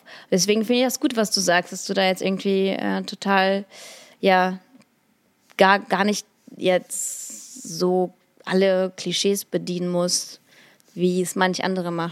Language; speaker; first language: German; early bilingual, other home language; Russian